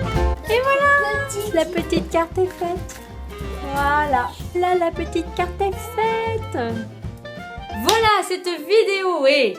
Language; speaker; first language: French; native; French